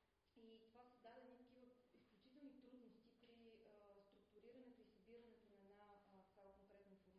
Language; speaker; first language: Bulgarian; native; Bulgarian